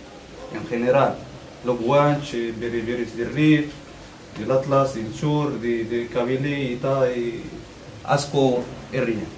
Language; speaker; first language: Spanish; non-native, fluent; Riffian